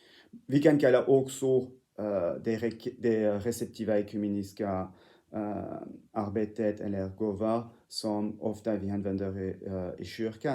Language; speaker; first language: Swedish; non-native, fluent; French